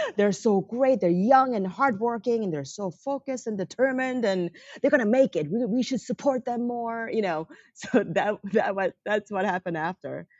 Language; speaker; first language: English; non-native, fluent; Korean